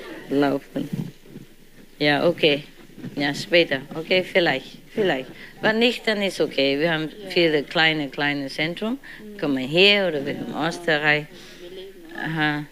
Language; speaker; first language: German; non-native, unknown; Vietnamese